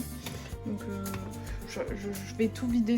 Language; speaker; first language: French; native; French